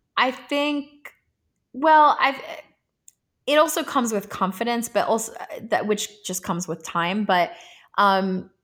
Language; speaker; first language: English; native; English